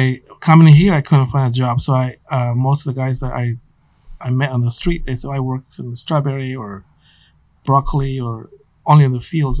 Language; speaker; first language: English; non-native, fluent; Spanish